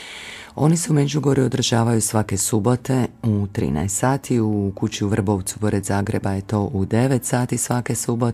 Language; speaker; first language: Croatian; native; Croatian